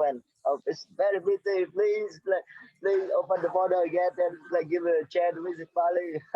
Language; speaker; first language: English; non-native, fluent; Vietnamese